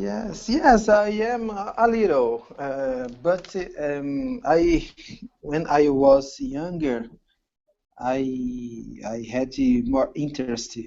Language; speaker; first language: English; non-native, learner; Portuguese